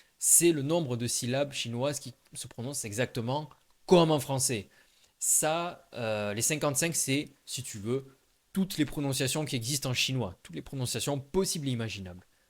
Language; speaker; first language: French; native; French